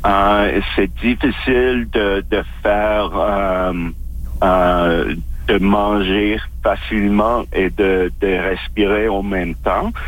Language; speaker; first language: French; non-native, local second language; English